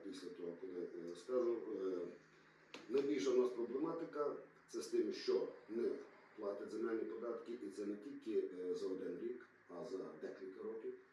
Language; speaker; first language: Ukrainian; native; Ukrainian